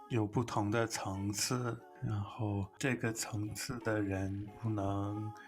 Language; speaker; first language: Chinese; non-native, fluent; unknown